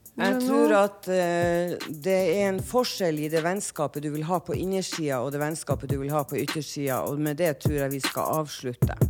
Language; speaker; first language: Norwegian; non-native, fluent; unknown